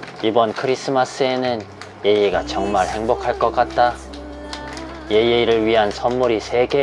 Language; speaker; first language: Korean; native; Korean